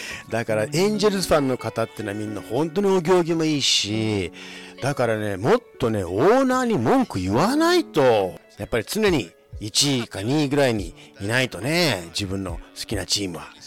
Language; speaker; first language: Japanese; early bilingual, heritage; Japanese